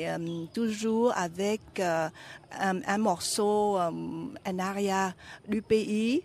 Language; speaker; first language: French; non-native, fluent; Vietnamese